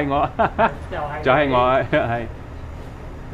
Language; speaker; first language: Cantonese; non-native, learner; English